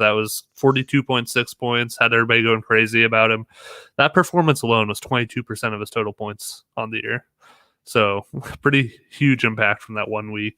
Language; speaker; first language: English; native; English